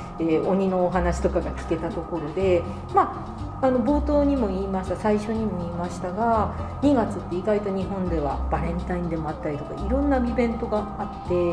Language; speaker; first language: Japanese; native; Japanese